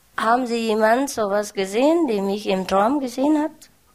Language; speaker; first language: German; non-native, learner; Vietnamese